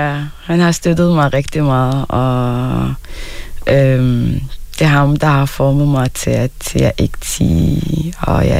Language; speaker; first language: Danish; early bilingual, other home language; Arabic